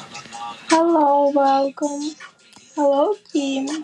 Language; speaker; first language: English; non-native, learner; Russian